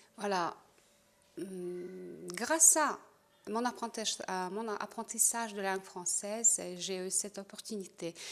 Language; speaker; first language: French; non-native, fluent; Mongolian